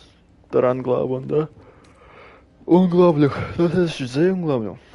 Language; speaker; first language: German; non-native, learner; Russian